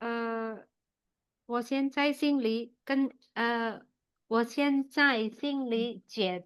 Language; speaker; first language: Chinese; non-native, learner; Indonesian